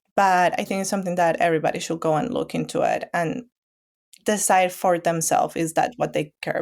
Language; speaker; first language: English; non-native, fluent; Spanish